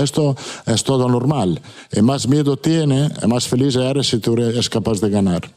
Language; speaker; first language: Spanish; non-native, fluent; Italian